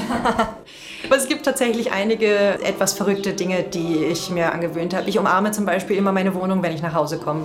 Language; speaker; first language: German; native; German